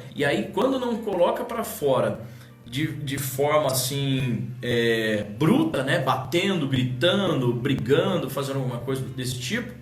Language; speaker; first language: Portuguese; native; Portuguese